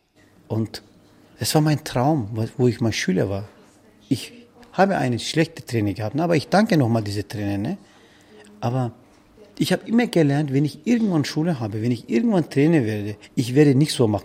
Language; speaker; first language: German; non-native, fluent; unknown